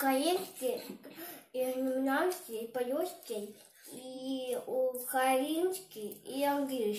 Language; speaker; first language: Russian; early bilingual, other home language; Vietnamese